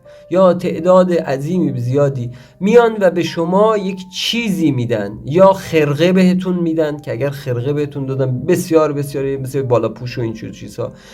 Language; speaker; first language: Persian; native; Persian